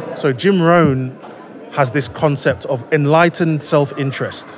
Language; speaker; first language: English; native; English